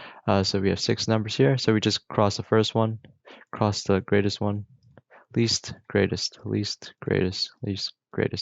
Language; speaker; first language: English; native; English